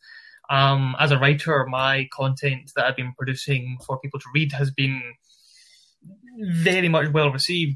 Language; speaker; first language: English; native; English